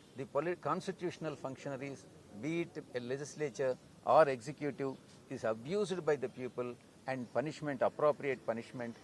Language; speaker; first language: English; non-native, local second language; Telugu